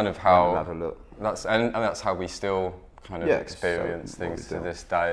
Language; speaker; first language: English; native; English